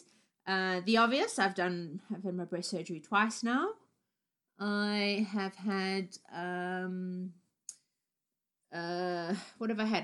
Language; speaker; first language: English; native; English